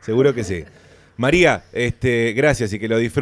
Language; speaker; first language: Spanish; native; Spanish